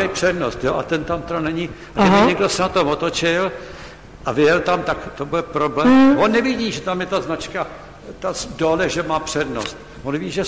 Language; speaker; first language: Czech; native; Czech